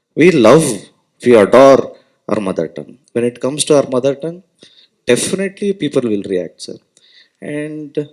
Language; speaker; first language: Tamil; non-native, learner; Kannada